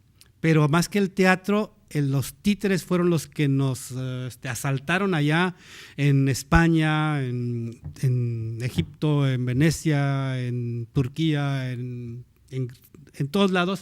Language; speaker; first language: Spanish; native; Spanish